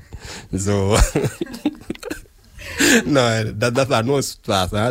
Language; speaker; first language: German; non-native, learner; French